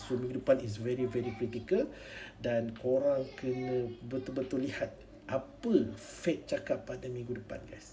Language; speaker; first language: Malay; native; Malay